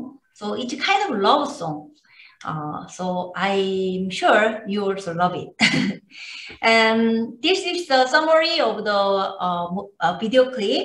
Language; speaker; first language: English; non-native, learner; Korean